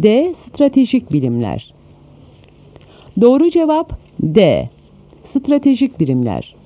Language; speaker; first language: Turkish; native; Turkish